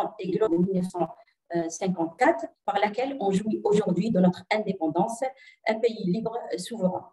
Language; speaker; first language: French; non-native, local second language; Arabic